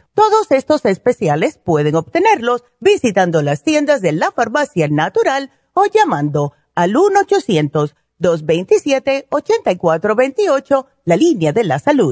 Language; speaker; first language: Spanish; native; Spanish